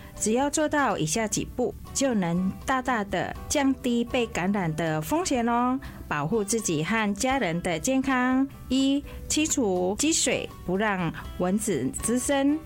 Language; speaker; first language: Chinese; non-native, fluent; Indonesian